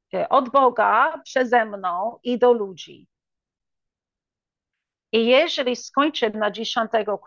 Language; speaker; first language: Polish; early bilingual, heritage; English